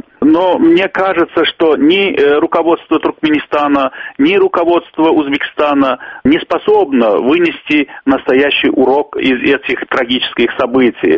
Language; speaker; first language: Russian; native; Russian